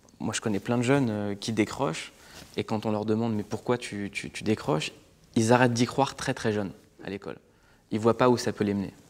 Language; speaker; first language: French; native; French